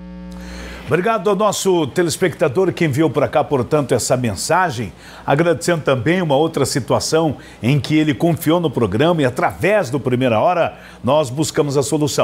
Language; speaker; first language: Portuguese; native; Portuguese